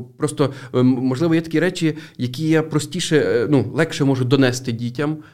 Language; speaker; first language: Ukrainian; native; Ukrainian